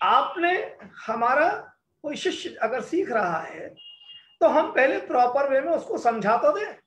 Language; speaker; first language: Hindi; native; Hindi